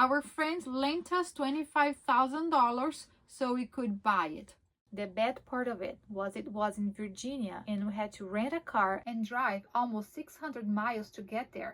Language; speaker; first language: English; non-native, fluent; Portuguese